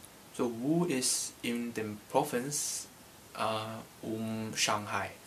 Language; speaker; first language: German; non-native, learner; Cantonese